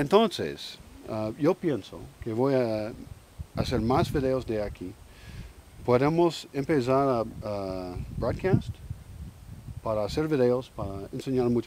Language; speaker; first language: Spanish; non-native, learner; English